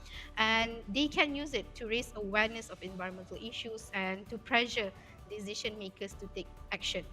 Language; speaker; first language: English; non-native, fluent; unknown